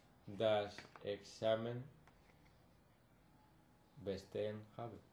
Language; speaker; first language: German; non-native, learner; Spanish